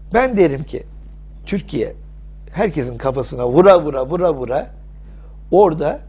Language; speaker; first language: Turkish; early bilingual, other home language; English